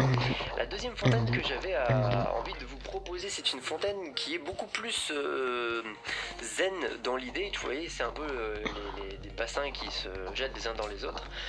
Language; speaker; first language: French; native; French